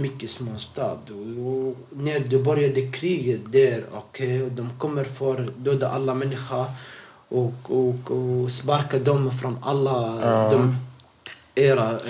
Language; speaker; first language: Swedish; non-native, local second language; Arabic